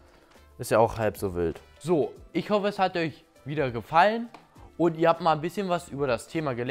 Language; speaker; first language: German; native; German